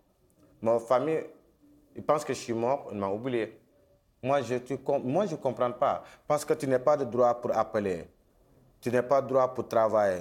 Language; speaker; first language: French; non-native, local second language; Wolof